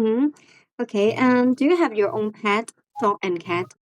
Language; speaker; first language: English; non-native, fluent; Cantonese